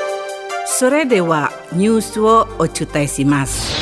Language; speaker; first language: Japanese; non-native, fluent; Indonesian